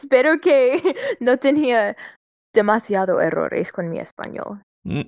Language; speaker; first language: Spanish; non-native, fluent; English